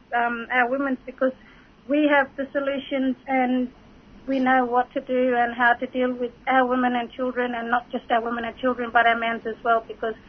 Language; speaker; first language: English; native; English